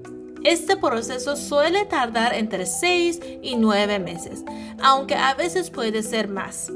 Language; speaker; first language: Spanish; non-native, fluent; Persian